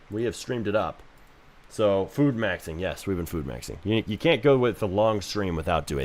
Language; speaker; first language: English; native; English